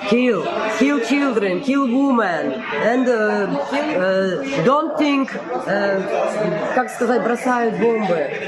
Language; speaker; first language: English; non-native, learner; Russian